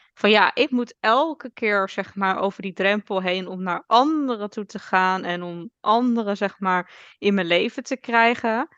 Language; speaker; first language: Dutch; native; Dutch